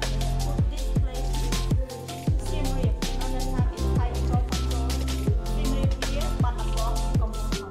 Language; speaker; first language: English; non-native, learner; Khmer